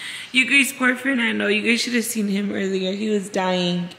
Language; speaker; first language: English; early bilingual, other home language; Spanish